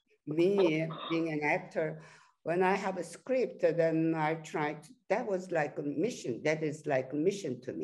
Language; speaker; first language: English; non-native, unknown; Korean